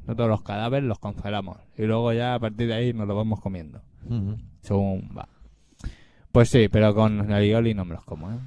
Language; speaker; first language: Spanish; native; Spanish